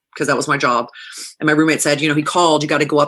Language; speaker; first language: English; native; English